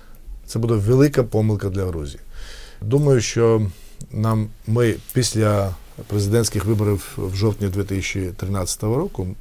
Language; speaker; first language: Ukrainian; non-native, fluent; Georgian